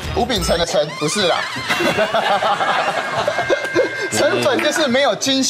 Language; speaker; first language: Chinese; native; Chinese